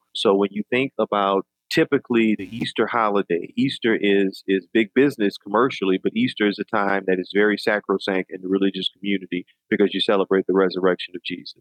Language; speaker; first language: English; native; English